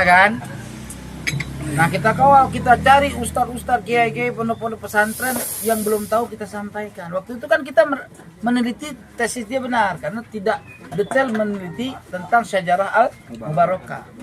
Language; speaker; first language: Indonesian; native; Indonesian